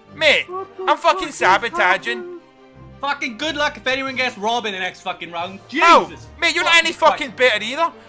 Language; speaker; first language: English; native; English